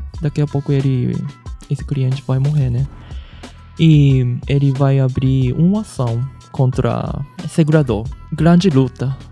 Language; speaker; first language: Portuguese; early bilingual, heritage; Japanese